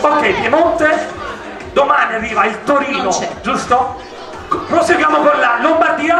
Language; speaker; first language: Italian; native; Italian